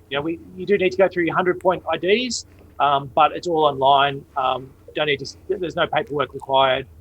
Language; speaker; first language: English; native; English